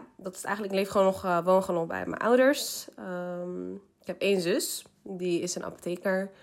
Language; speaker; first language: Dutch; early bilingual, other home language; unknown